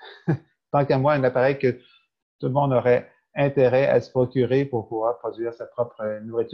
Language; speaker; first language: French; native; French